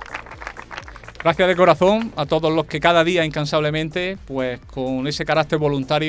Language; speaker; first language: Spanish; native; Spanish